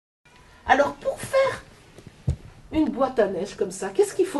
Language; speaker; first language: French; native; French